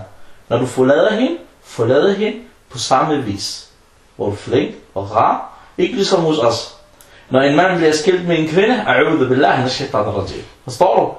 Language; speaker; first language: Danish; non-native, fluent; Arabic